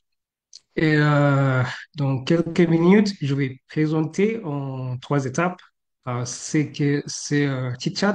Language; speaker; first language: French; non-native, fluent; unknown